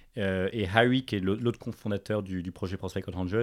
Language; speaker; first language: French; native; French